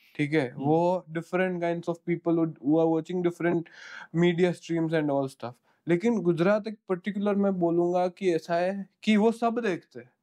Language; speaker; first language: Hindi; non-native, local second language; Gujarati